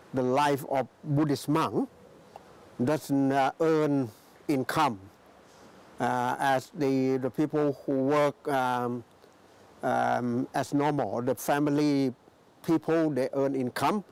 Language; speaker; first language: English; non-native, fluent; Thai